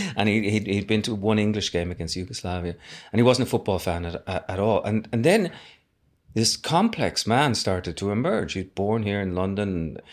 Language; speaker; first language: English; native; English